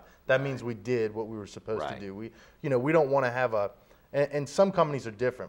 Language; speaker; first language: English; native; English